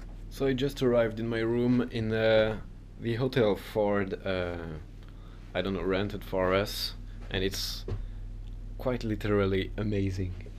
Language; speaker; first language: English; non-native, fluent; French